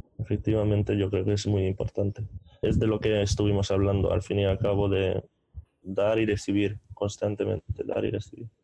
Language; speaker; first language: Spanish; non-native, fluent; Hungarian